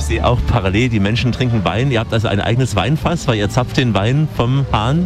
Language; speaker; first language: German; native; German